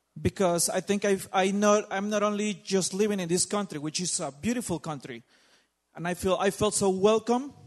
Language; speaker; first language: English; non-native, fluent; Spanish